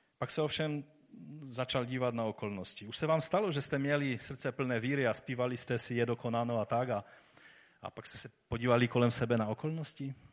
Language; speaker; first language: Czech; native; Czech